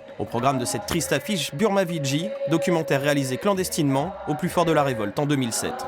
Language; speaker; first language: French; native; French